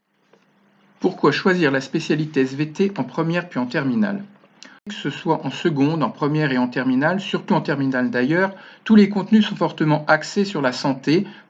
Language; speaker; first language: French; native; French